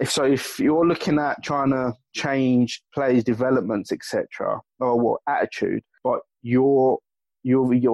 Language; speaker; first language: English; native; English